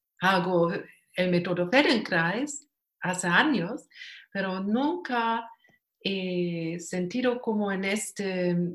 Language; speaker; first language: Spanish; non-native, learner; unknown